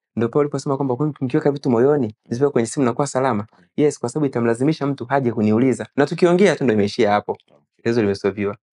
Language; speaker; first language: Swahili; native; Swahili